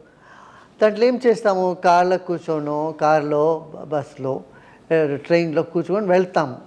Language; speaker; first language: Telugu; non-native, local second language; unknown